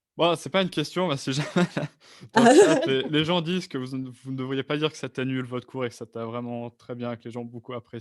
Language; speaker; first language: French; native; French